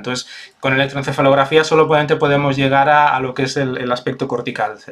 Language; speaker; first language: Spanish; native; Spanish